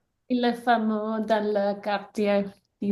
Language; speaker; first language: French; non-native, learner; English